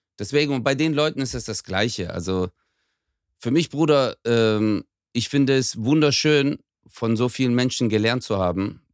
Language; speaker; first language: German; early bilingual, other home language; Turkish